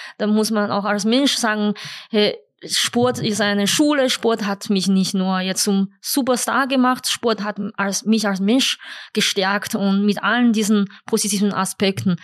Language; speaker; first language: German; non-native, fluent; Chinese